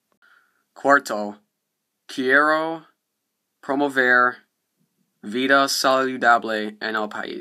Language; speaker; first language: Spanish; non-native, learner; English